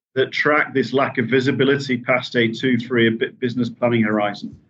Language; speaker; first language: English; native; English